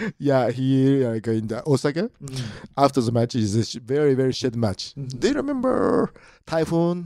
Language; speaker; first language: English; non-native, learner; Japanese